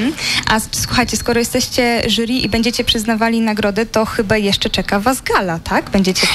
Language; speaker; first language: Polish; native; Polish